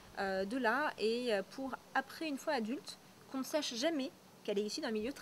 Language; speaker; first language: French; native; French